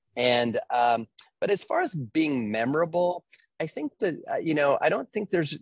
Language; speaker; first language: English; native; English